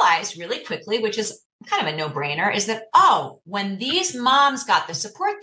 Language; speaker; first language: English; native; English